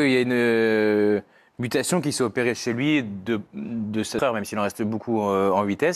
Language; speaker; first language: French; native; French